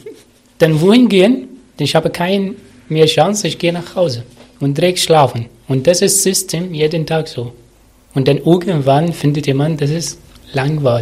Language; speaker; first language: German; non-native, learner; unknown